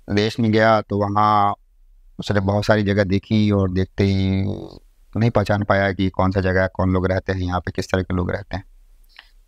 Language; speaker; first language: Hindi; native; Hindi